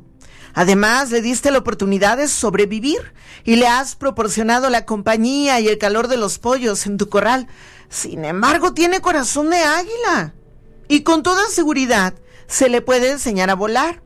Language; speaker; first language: Spanish; native; Spanish